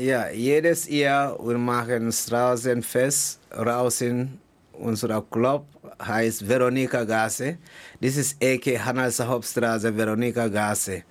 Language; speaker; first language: German; non-native, learner; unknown